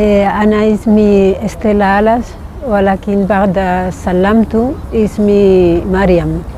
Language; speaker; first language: Arabic; non-native, learner; Spanish